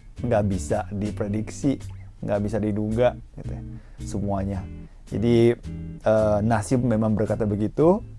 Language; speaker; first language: Indonesian; non-native, fluent; Japanese